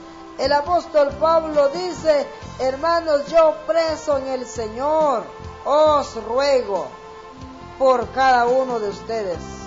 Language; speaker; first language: Spanish; native; Spanish